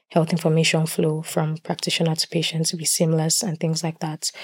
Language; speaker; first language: English; non-native, local second language; Yoruba